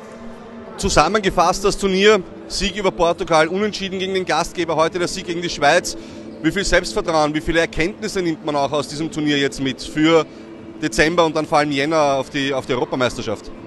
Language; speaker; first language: German; native; German